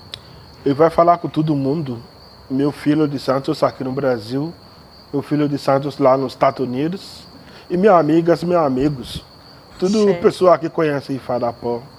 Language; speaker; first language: Portuguese; non-native, learner; Yoruba